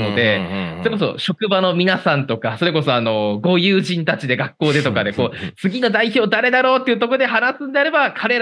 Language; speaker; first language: Japanese; native; Japanese